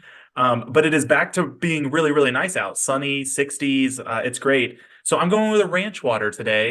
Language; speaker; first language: English; native; English